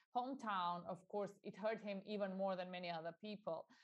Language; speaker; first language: English; non-native, fluent; Albanian